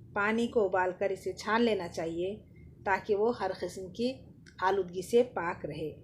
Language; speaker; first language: Urdu; native; Urdu